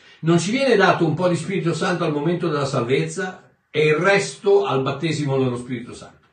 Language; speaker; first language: Italian; native; Italian